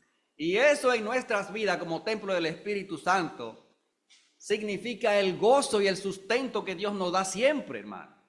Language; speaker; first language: Spanish; native; Spanish